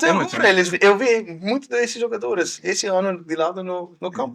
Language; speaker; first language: Portuguese; non-native, learner; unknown